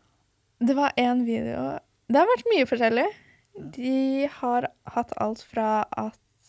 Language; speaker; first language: Norwegian; early bilingual, other home language; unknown